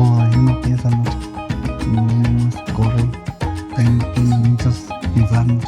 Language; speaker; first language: Spanish; non-native, local second language; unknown